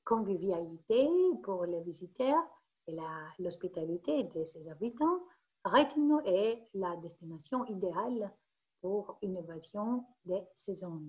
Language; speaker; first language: French; non-native, fluent; Greek